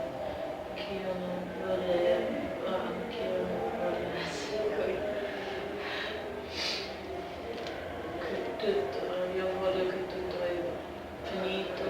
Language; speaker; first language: Italian; non-native, learner; English